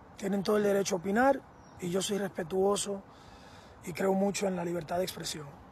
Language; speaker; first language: Spanish; early bilingual, heritage; Spanish